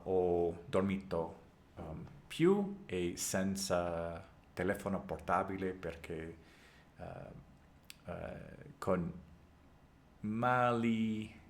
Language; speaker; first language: Italian; non-native, learner; English